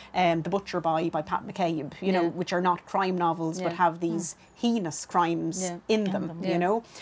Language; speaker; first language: English; native; English